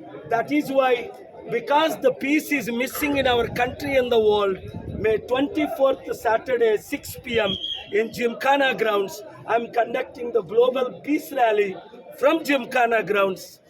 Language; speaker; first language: English; non-native, local second language; Telugu